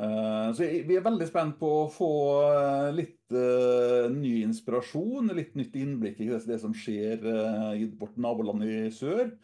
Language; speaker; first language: Norwegian; native; Norwegian